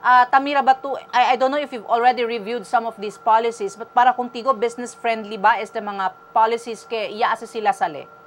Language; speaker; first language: English; non-native, local second language; Chavacano